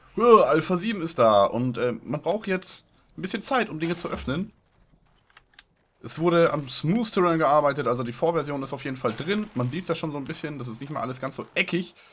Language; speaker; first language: German; native; German